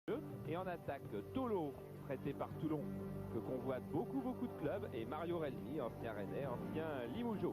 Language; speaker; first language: French; native; French